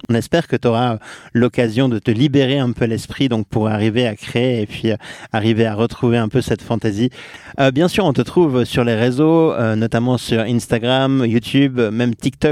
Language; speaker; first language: French; native; French